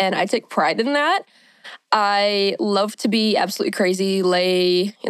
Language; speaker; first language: English; native; English